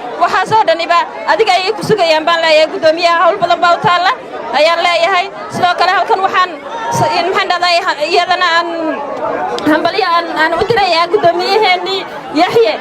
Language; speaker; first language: Somali; native; Somali